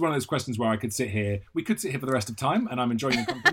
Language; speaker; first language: English; native; English